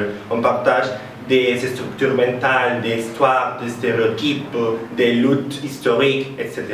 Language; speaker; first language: French; non-native, learner; Spanish